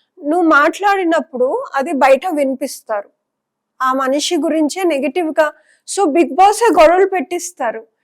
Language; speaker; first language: Telugu; non-native, local second language; Punjabi